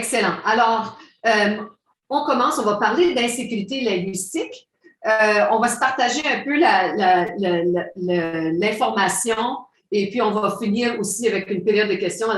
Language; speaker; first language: French; native; French